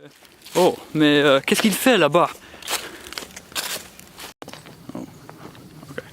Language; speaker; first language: French; non-native, learner; English